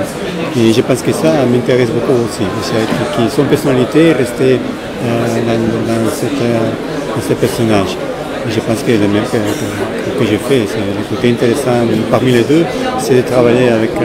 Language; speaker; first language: French; non-native, fluent; Spanish